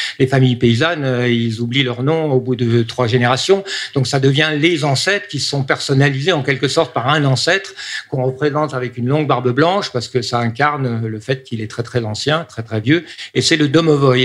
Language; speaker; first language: French; native; French